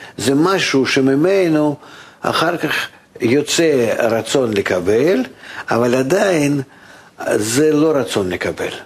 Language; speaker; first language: Hebrew; non-native, fluent; Russian